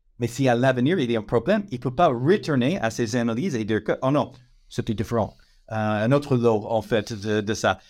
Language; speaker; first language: French; non-native, fluent; English